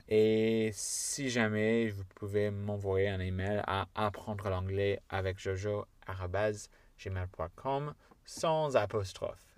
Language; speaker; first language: French; non-native, fluent; English